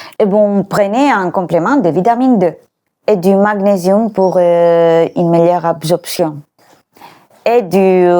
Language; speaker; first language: French; non-native, fluent; Greek